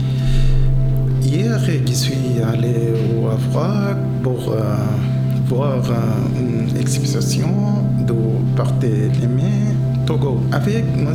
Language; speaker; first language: French; non-native, learner; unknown